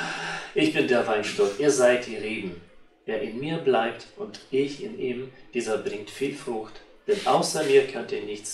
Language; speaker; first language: German; non-native, fluent; Russian